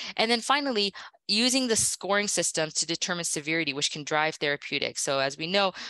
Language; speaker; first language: English; native; English